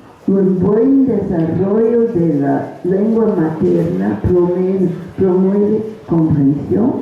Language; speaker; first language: Spanish; non-native, fluent; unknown